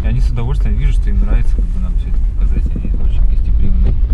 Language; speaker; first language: Russian; native; Russian